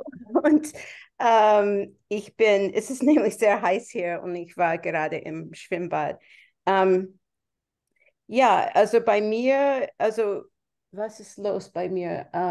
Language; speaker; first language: German; non-native, fluent; English